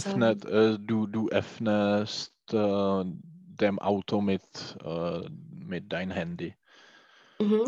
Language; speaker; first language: German; non-native, learner; Czech